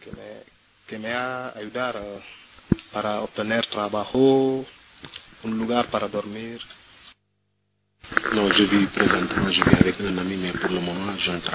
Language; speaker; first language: Spanish; non-native, learner; French